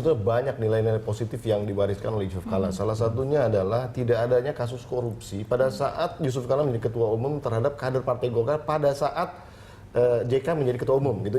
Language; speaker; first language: Indonesian; native; Indonesian